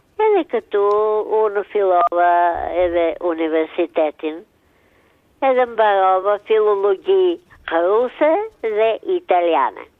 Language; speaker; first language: Albanian; early bilingual, heritage; Albanian